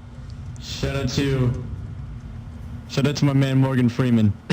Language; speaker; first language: English; native; English